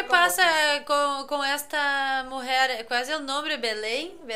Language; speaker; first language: Spanish; non-native, fluent; Portuguese